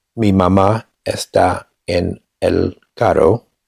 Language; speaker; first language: Spanish; non-native, learner; English